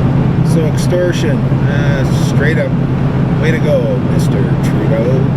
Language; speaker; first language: English; native; English